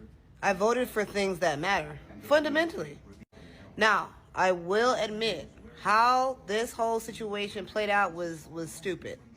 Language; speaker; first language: English; native; English